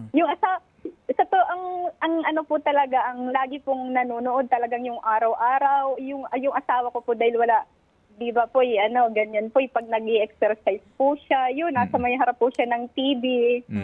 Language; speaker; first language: Filipino; non-native, local second language; Bikol